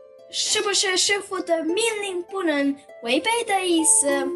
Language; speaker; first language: Chinese; native; Chinese